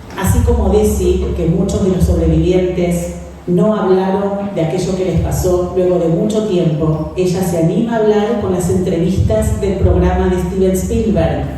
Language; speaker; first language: Spanish; native; Spanish